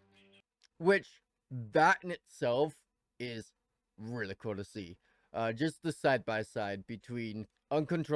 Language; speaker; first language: English; native; English